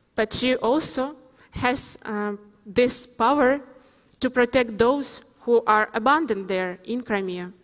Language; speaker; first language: English; non-native, fluent; Ukrainian